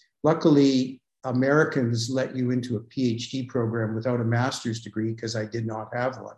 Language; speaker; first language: English; native; English